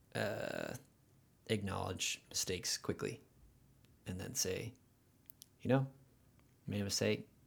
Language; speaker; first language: English; native; English